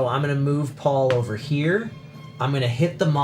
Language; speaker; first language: English; native; English